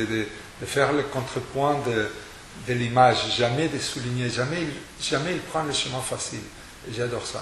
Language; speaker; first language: French; non-native, fluent; Spanish